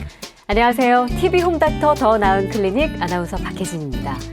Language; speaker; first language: Korean; native; Korean